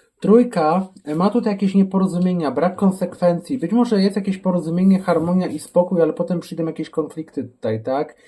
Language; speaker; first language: Polish; native; Polish